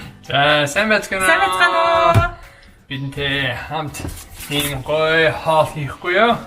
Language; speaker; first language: Mongolian; non-native, learner; English